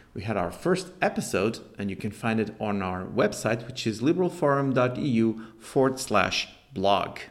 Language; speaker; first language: English; non-native, fluent; Spanish